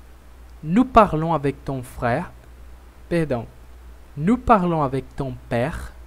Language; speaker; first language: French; non-native, fluent; Portuguese